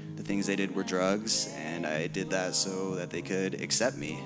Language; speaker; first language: English; native; English